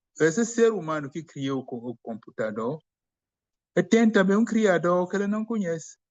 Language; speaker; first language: Portuguese; non-native, fluent; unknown